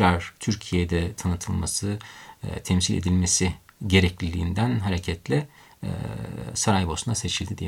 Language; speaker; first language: Turkish; native; Turkish